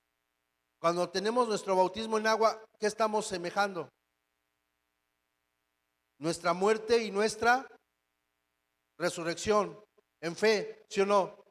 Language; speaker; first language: Spanish; native; Spanish